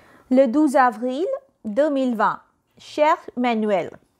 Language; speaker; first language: French; non-native, fluent; Hindi